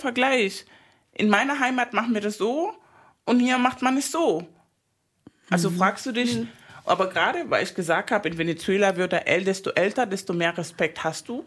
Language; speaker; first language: German; non-native, fluent; Spanish